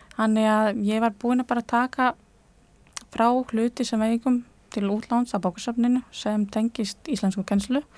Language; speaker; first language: Icelandic; non-native, fluent; Latvian